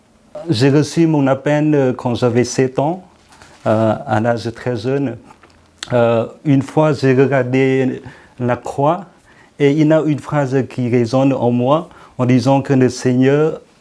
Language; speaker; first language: French; non-native, fluent; Vietnamese